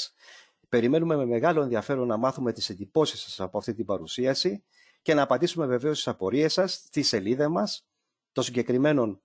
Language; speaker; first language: Greek; native; Greek